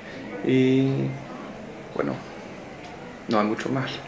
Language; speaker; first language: Spanish; non-native, learner; English